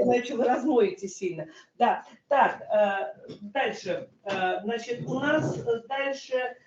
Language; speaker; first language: Russian; native; Russian